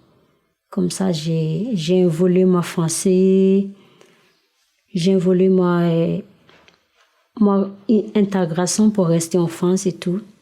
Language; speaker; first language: French; non-native, learner; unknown